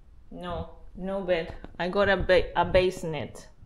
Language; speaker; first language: English; non-native, fluent; Spanish